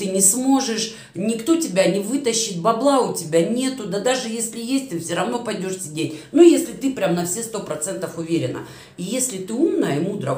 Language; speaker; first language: Russian; native; Russian